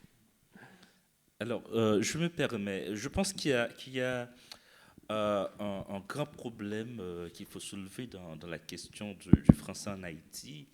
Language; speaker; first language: French; non-native, local second language; Haitian Creole